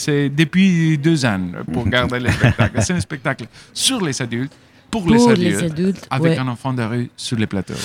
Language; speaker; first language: French; non-native, fluent; Spanish